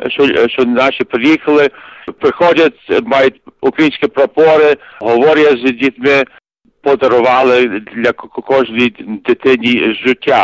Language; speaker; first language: Ukrainian; early bilingual, heritage; Ukrainian